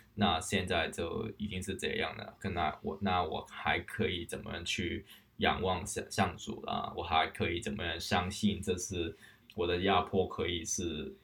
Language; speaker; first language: Chinese; non-native, local second language; Cantonese